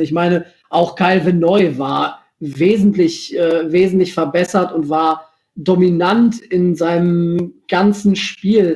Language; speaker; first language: German; native; German